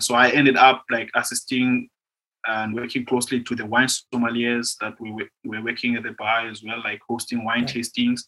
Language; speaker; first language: English; non-native, local second language; Xhosa